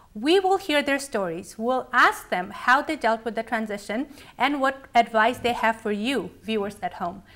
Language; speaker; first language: English; early bilingual, other home language; Bangla